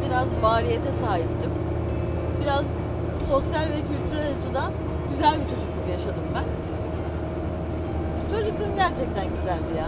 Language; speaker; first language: Turkish; native; Turkish